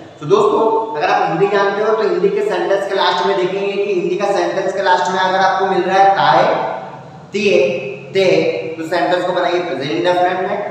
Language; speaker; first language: Hindi; native; Hindi